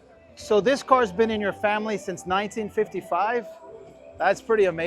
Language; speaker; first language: English; native; English